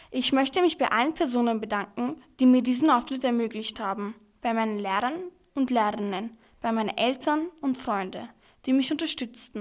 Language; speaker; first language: German; early bilingual, other home language; Turkish